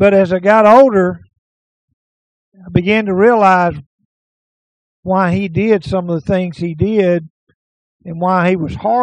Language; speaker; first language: English; native; English